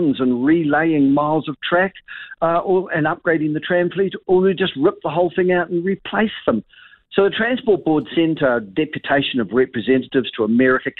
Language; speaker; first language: English; native; English